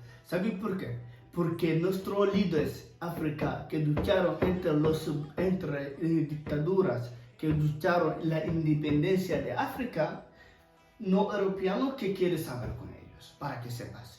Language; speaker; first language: Spanish; non-native, learner; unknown